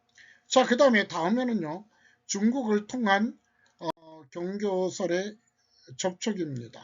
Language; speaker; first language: Korean; native; Korean